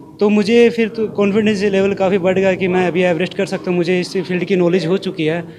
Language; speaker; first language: Hindi; native; Hindi